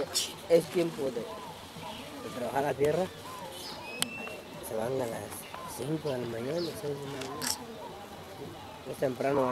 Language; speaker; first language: Spanish; native; Spanish